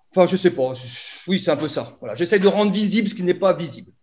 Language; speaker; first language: French; native; French